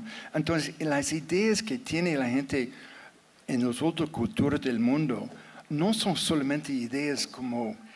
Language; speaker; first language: Spanish; non-native, fluent; English